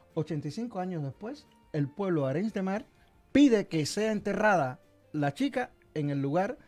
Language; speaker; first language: Spanish; native; Spanish